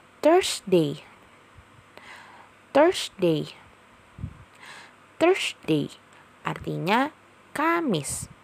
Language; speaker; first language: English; non-native, fluent; Indonesian